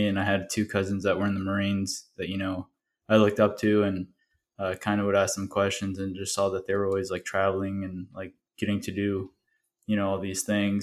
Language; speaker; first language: English; early bilingual, other home language; Spanish